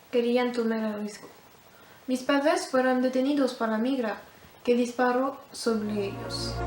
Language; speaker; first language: Spanish; non-native, learner; French